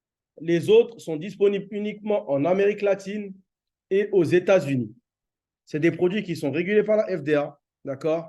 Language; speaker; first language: French; native; French